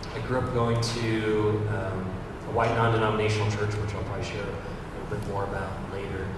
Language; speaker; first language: English; native; English